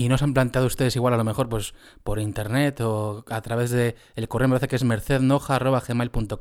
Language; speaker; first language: Spanish; native; Spanish